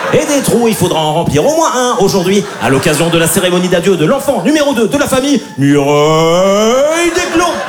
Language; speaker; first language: French; native; French